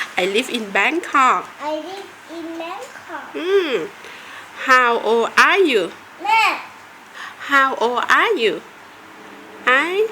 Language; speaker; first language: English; non-native, learner; Thai